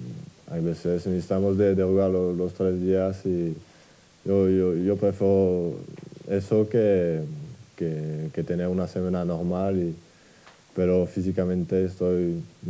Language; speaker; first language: Spanish; non-native, fluent; French